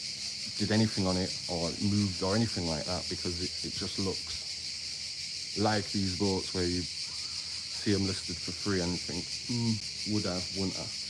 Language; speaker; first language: English; native; English